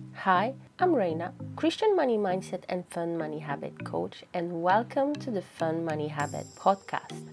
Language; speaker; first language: English; non-native, fluent; French